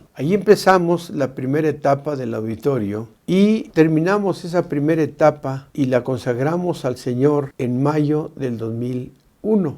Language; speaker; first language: Spanish; native; Spanish